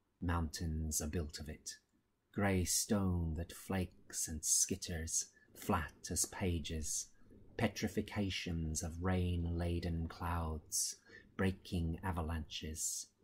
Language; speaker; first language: English; native; English